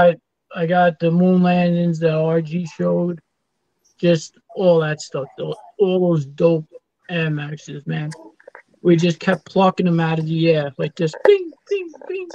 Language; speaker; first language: English; native; English